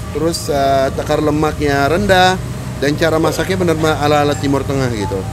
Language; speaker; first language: Indonesian; non-native, fluent; Arabic